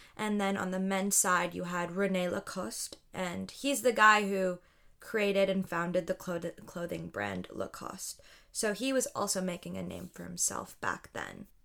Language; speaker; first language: English; native; English